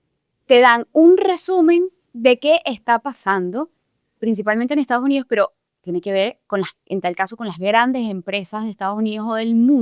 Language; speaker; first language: Spanish; native; Spanish